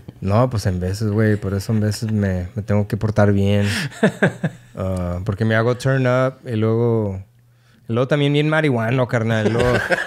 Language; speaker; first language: Spanish; early bilingual, other home language; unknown